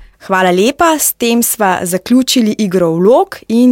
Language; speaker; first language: Slovenian; native; Slovenian